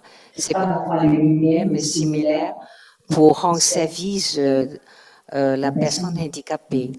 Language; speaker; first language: French; non-native, learner; Chinese